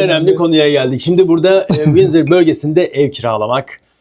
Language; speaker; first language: Turkish; native; Turkish